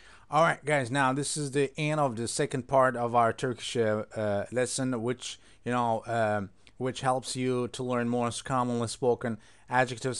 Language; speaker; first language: English; non-native, fluent; Turkish